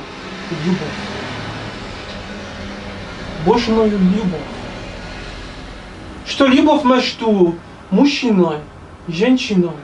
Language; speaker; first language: Russian; non-native, learner; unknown